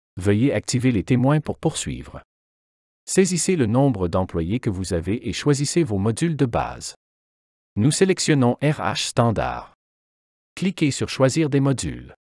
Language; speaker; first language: French; native; French